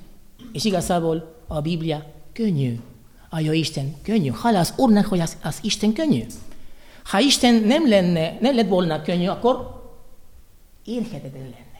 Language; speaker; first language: Hungarian; non-native, learner; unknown